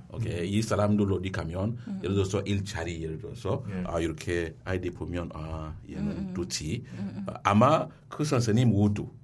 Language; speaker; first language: Korean; non-native, learner; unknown